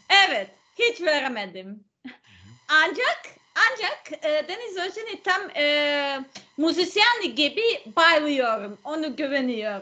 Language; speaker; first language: Turkish; non-native, learner; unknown